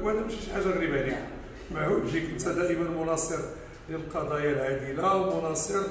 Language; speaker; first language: Arabic; native; Arabic